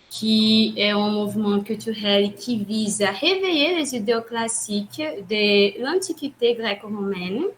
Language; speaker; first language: French; non-native, learner; Portuguese